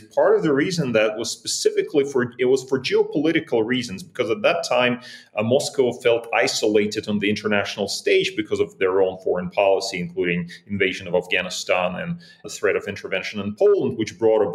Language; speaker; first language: English; non-native, fluent; Russian